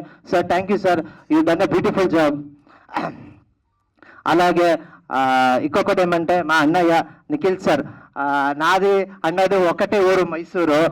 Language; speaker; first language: Telugu; non-native, learner; Kannada